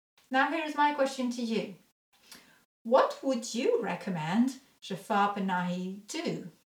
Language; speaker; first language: English; non-native, fluent; French